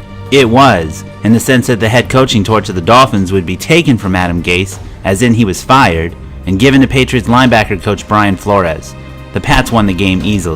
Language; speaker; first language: English; native; English